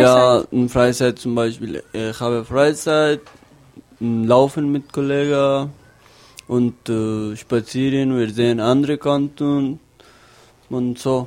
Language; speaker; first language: German; non-native, learner; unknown